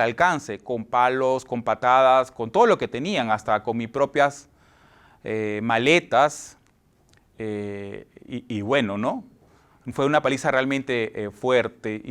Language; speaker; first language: Spanish; native; Spanish